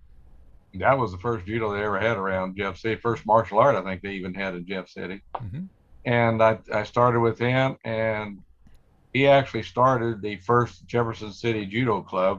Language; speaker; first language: English; native; English